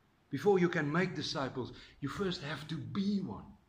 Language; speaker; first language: English; non-native, local second language; Afrikaans